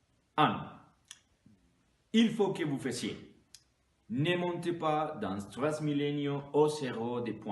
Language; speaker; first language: French; non-native, learner; Spanish